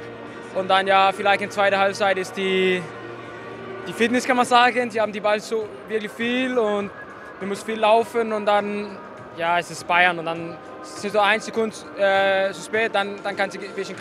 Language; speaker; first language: German; non-native, fluent; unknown